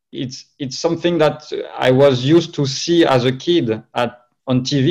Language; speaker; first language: English; non-native, fluent; French